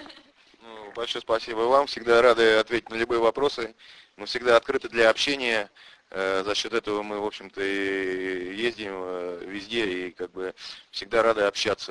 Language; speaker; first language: Russian; native; Russian